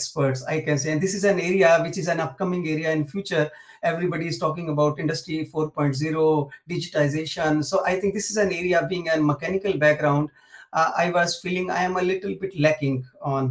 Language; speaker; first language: English; non-native, local second language; Hindi